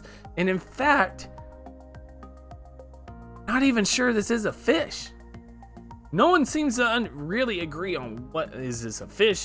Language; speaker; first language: English; native; English